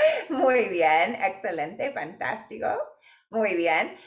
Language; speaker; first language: Spanish; non-native, fluent; English